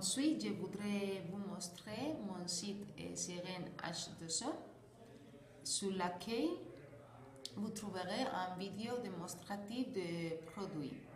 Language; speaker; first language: French; non-native, learner; Spanish